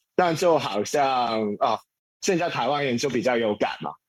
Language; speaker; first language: Chinese; non-native, local second language; Cantonese